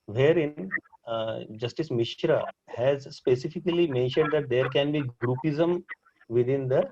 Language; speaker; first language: English; non-native, local second language; Marathi